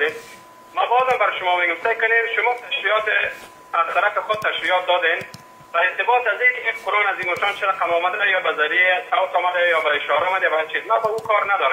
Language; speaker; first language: Persian; native; Persian